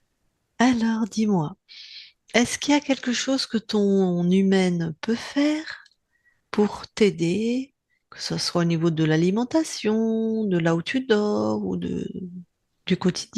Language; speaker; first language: French; native; French